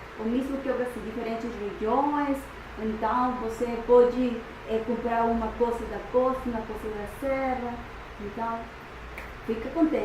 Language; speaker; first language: Portuguese; non-native, fluent; Spanish